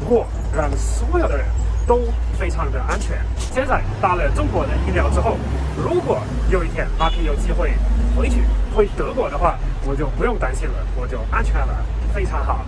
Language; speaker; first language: Chinese; non-native, fluent; German